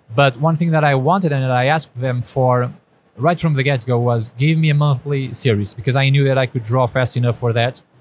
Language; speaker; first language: English; non-native, fluent; Portuguese